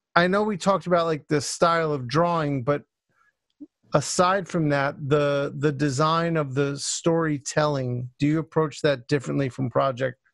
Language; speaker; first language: English; native; English